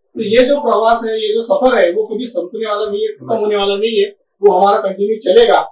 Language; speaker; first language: Hindi; non-native, local second language; Marathi